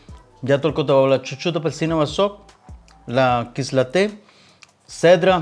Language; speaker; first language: Russian; non-native, learner; Spanish